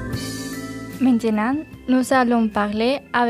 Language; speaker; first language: French; non-native, learner; Spanish